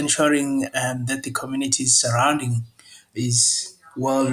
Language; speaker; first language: English; non-native, local second language; Zulu